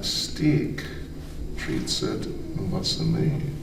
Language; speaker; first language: Russian; non-native, learner; English